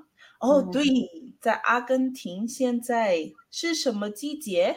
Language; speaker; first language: Chinese; non-native, learner; Spanish